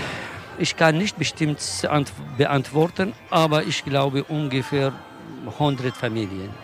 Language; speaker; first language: German; non-native, learner; Kurdish